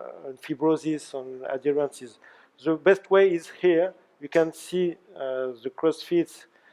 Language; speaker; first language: English; non-native, learner; French